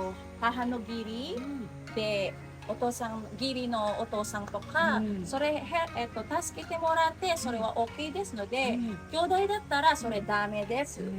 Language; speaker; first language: Japanese; non-native, learner; Filipino